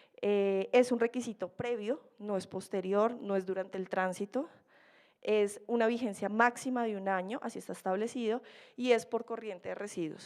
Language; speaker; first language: Spanish; native; Spanish